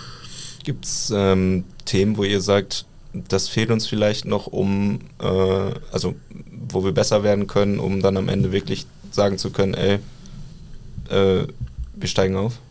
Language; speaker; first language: German; native; German